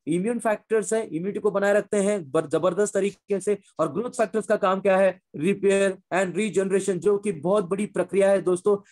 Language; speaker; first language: Hindi; non-native, local second language; Marathi